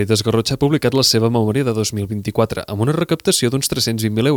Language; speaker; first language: Catalan; native; Catalan